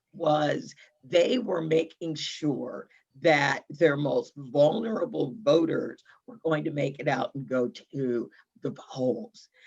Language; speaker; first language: English; native; English